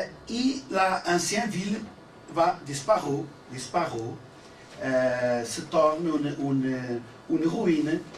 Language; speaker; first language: French; non-native, learner; Portuguese